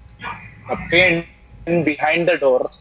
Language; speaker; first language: English; non-native, learner; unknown